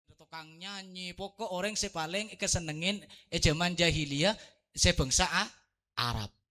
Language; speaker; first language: Indonesian; non-native, local second language; Madurese